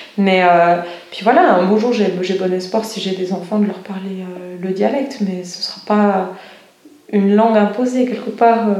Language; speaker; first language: French; non-native, local second language; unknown